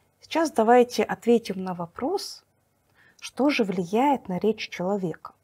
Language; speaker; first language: Russian; native; Russian